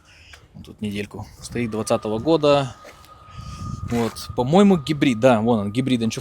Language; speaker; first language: Russian; native; Russian